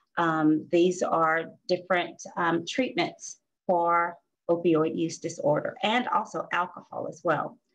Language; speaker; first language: English; native; English